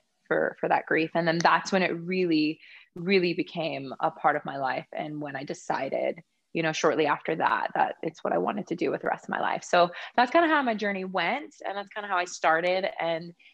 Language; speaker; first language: English; native; English